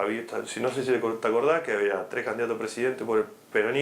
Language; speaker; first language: Spanish; native; Spanish